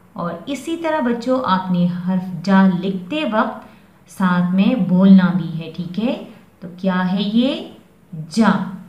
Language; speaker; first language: Urdu; non-native, local second language; Pashto